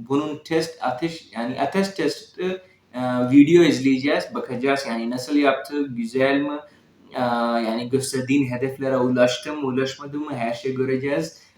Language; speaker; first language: Turkish; non-native, learner; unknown